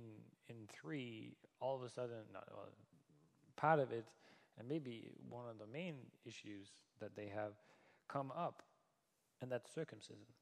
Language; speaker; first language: English; non-native, fluent; Danish